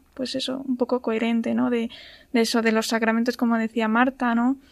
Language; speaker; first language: Spanish; native; Spanish